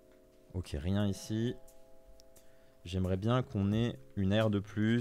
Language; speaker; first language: French; native; French